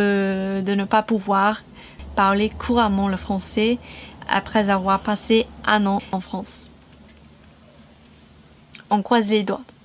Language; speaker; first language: French; non-native, fluent; English